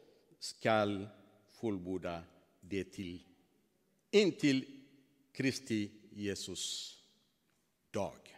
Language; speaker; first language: Swedish; non-native, fluent; Tigrinya